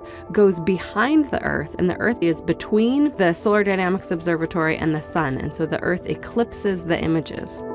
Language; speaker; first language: English; native; English